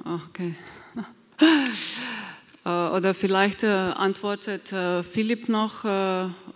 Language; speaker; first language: German; non-native, fluent; Slovenian